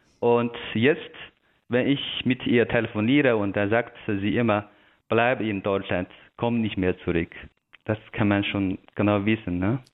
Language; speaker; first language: German; non-native, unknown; Chinese